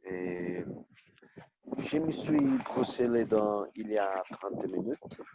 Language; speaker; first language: French; non-native, learner; Portuguese